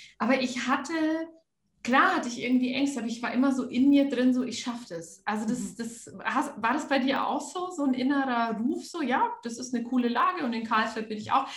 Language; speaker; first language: German; native; German